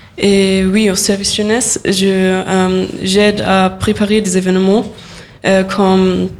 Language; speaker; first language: French; non-native, learner; German